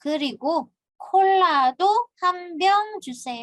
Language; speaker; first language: Korean; non-native, fluent; Indonesian